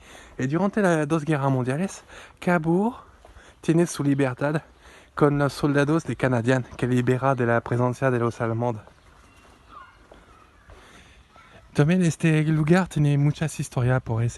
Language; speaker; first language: Spanish; non-native, learner; French